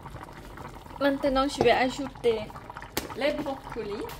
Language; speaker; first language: French; non-native, fluent; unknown